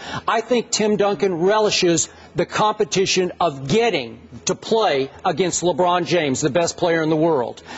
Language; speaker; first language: English; native; English